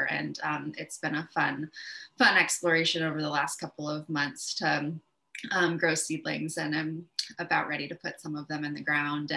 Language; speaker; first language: English; native; English